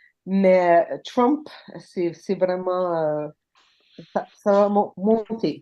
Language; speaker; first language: French; non-native, local second language; English